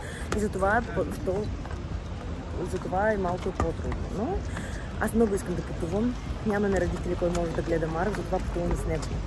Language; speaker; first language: Bulgarian; non-native, fluent; Russian